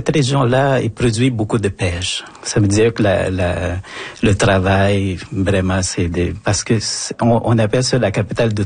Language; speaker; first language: French; non-native, fluent; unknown